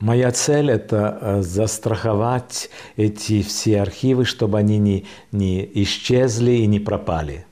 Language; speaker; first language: Russian; early bilingual, heritage; French